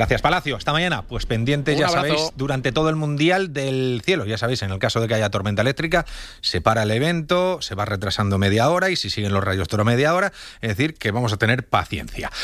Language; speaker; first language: Spanish; native; Spanish